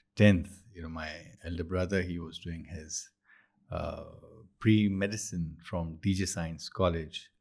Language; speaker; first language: English; non-native, local second language; Urdu